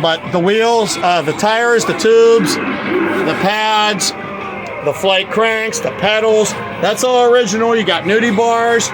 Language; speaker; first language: English; native; English